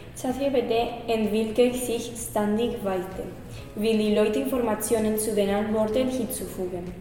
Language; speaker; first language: German; non-native, learner; Spanish